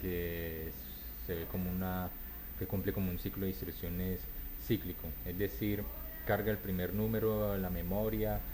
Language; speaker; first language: Spanish; native; Spanish